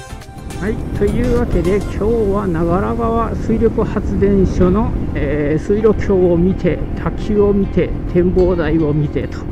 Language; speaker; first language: Japanese; native; Japanese